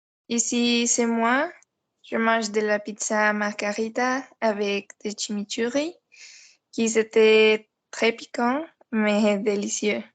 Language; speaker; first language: French; non-native, learner; Spanish